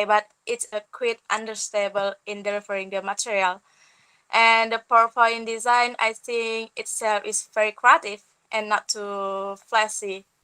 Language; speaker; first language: English; non-native, learner; Indonesian